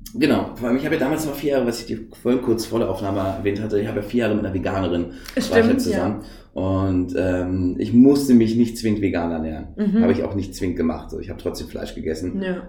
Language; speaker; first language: German; native; German